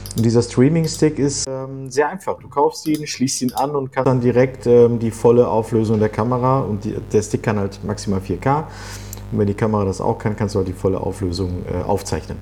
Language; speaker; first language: German; early bilingual, other home language; Turkish